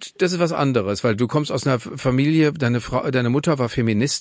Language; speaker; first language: German; native; German